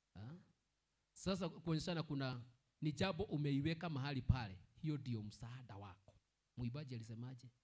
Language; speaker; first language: Swahili; non-native, local second language; Kikuyu